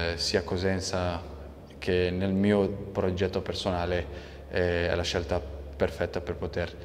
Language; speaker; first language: Italian; non-native, fluent; Arabic